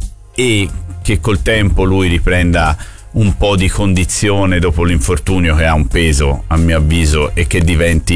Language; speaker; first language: Italian; native; Italian